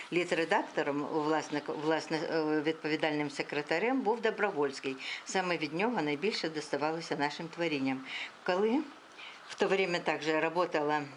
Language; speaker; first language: Ukrainian; non-native, local second language; Russian